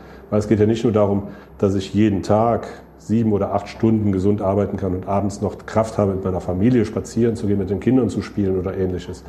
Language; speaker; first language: German; native; German